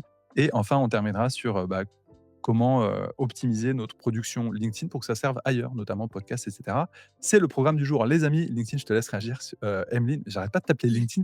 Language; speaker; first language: French; native; French